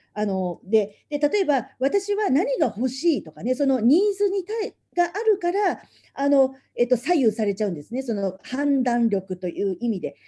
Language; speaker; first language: Japanese; native; Japanese